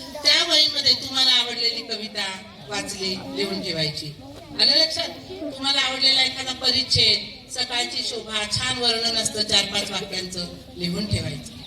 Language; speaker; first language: Marathi; non-native, local second language; Marwari